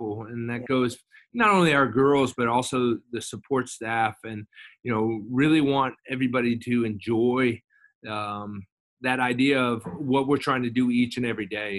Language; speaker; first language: English; native; English